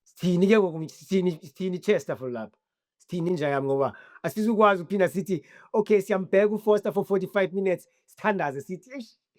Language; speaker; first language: Zulu; non-native, local second language; Xhosa